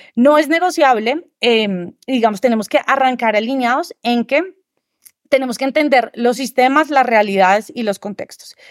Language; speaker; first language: Spanish; native; Spanish